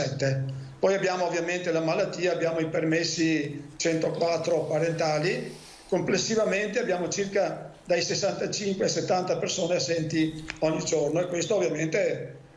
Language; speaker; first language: Italian; native; Italian